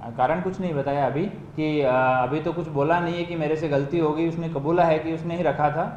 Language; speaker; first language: Hindi; non-native, local second language; Gujarati